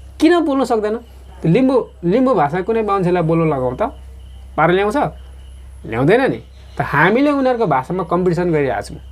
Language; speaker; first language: Nepali; non-native, local second language; Limbu